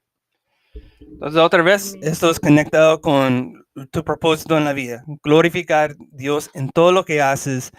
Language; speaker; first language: Spanish; early bilingual, heritage; English